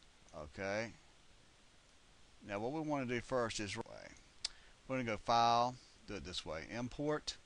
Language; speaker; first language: English; native; English